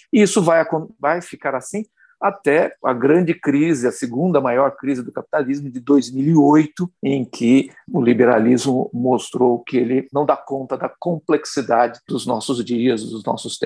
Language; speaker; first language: Portuguese; native; Portuguese